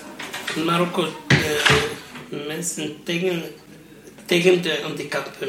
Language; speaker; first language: Dutch; non-native, learner; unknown